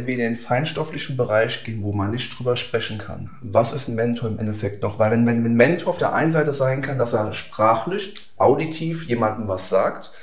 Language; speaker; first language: German; native; German